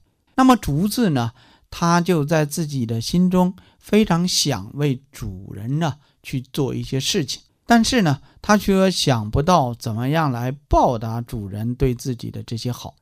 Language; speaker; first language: Chinese; native; Chinese